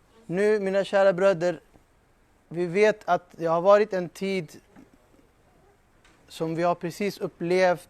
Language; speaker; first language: Swedish; non-native, fluent; Urdu